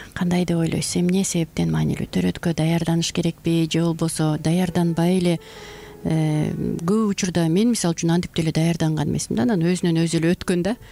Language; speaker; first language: Kyrgyz; native; Kyrgyz